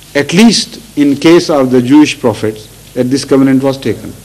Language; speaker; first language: English; non-native, local second language; Urdu